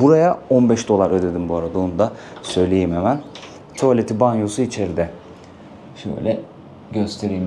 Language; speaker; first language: Turkish; native; Turkish